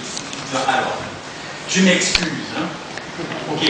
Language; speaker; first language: French; non-native, fluent; German